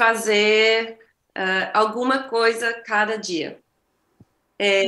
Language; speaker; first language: Portuguese; non-native, learner; English